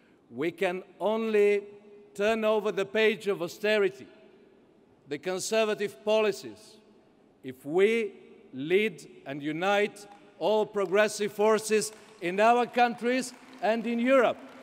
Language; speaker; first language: English; non-native, fluent; Bulgarian